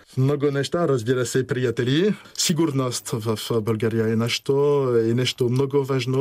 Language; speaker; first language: Bulgarian; non-native, learner; French